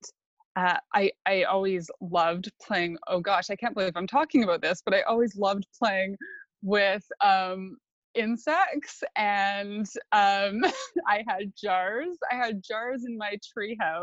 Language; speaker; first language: English; native; English